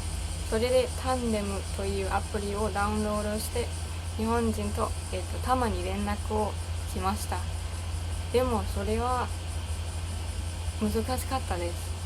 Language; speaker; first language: Japanese; non-native, learner; German